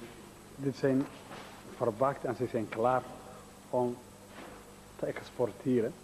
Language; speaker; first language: Dutch; non-native, learner; Somali